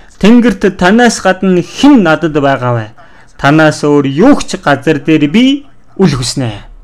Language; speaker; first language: Mongolian; non-native, fluent; Korean